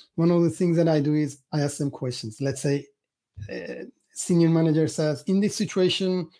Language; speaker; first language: English; non-native, fluent; Turkish